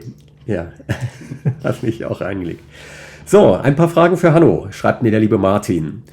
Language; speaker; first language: German; native; German